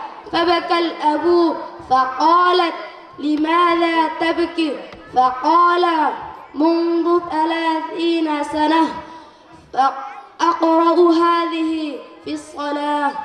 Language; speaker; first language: Arabic; non-native, learner; Bangla